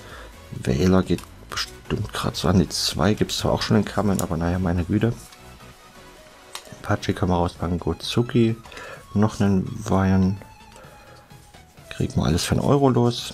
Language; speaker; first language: German; native; German